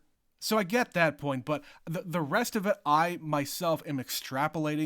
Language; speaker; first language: English; native; English